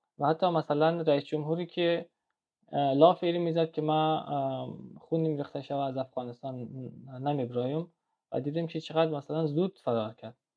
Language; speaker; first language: Persian; native; Persian